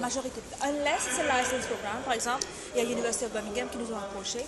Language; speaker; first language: French; non-native, local second language; Morisyen